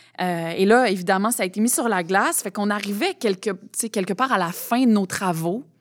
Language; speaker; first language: French; native; French